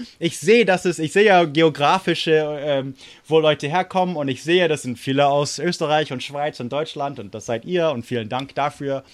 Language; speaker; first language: German; non-native, fluent; English